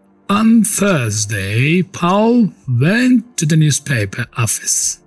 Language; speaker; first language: English; non-native, fluent; Persian